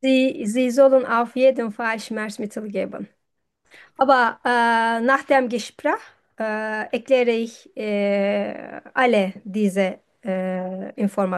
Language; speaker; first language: German; non-native, fluent; Turkish